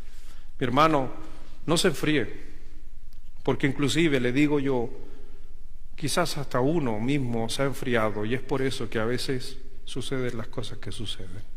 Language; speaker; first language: Spanish; native; Spanish